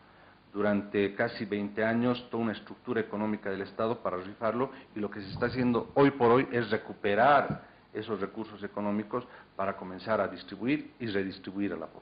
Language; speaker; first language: Spanish; native; Spanish